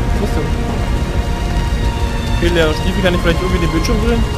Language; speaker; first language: German; native; German